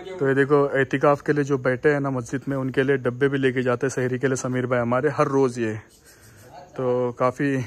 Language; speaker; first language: Hindi; non-native, local second language; Konkani